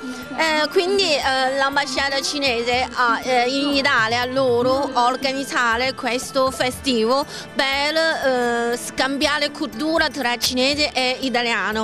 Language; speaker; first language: Italian; non-native, learner; Chinese